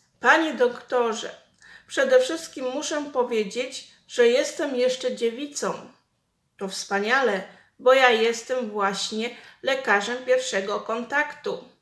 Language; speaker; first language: Polish; native; Polish